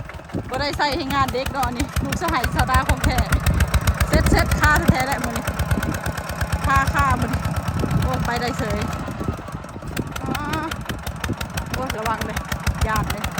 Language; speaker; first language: Thai; non-native, local second language; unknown